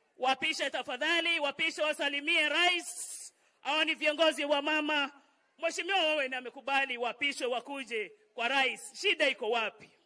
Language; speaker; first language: Swahili; native; Swahili